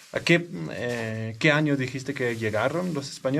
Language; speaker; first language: Spanish; non-native, learner; Danish